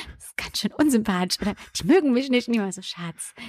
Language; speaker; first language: German; native; German